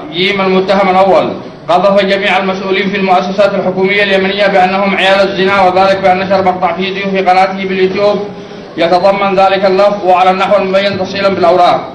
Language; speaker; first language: Arabic; native; Arabic